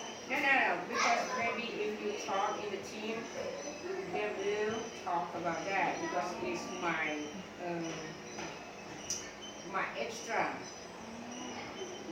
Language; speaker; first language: English; non-native, learner; Thai